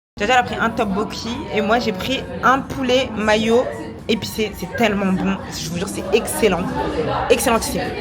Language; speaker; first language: French; native; French